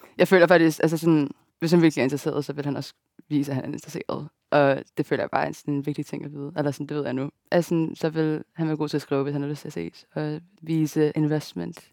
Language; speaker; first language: Danish; early bilingual, other home language; Japanese